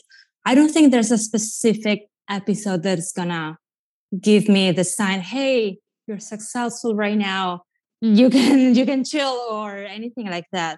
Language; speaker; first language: English; non-native, fluent; Italian